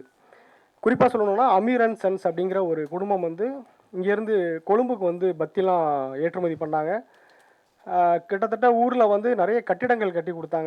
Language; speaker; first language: Tamil; native; Tamil